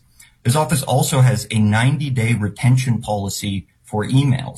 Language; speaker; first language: English; native; English